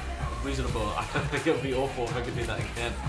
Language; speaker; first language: English; native; English